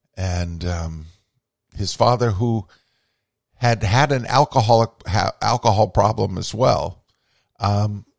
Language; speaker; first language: English; native; English